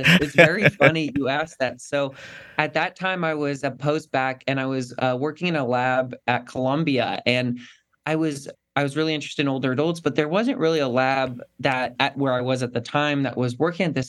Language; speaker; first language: English; native; English